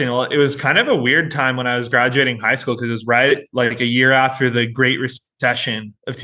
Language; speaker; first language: English; native; English